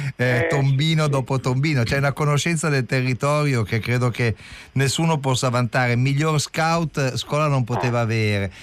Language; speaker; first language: Italian; native; Italian